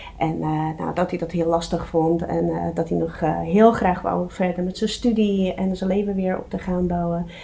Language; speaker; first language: Dutch; non-native, fluent; Czech